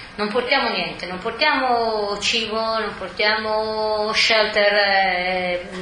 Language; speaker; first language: Italian; native; Italian